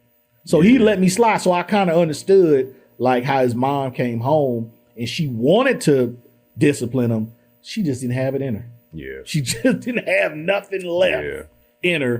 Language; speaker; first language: English; native; English